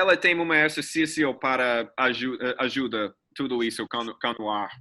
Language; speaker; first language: Portuguese; non-native, learner; English